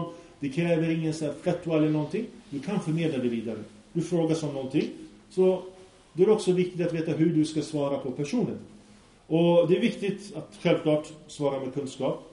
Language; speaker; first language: Swedish; early bilingual, other home language; Arabic